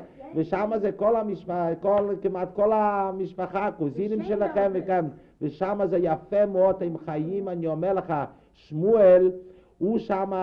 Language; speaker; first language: Hebrew; non-native, fluent; Yiddish